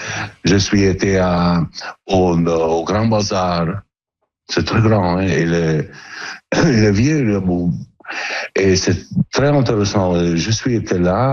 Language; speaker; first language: French; non-native, learner; Italian